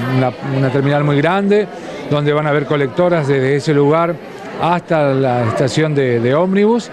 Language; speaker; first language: Spanish; native; Spanish